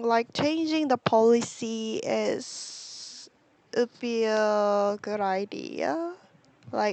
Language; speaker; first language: English; non-native, learner; Korean